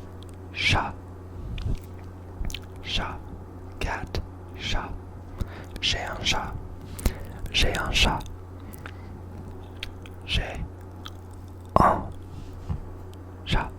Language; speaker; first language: French; non-native, learner; English